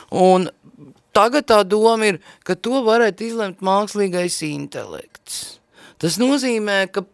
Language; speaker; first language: Latvian; native; Latvian